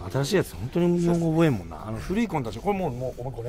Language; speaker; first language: Japanese; native; Japanese